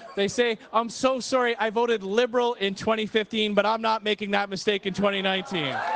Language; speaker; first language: English; native; English